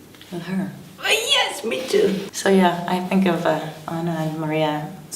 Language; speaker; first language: English; native; English